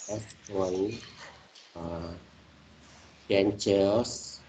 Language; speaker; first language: English; non-native, learner; Vietnamese